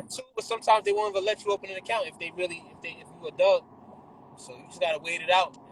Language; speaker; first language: English; native; English